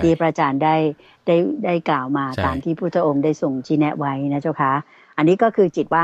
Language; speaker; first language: Thai; native; Thai